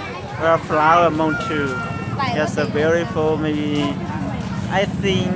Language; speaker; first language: English; non-native, learner; Hmong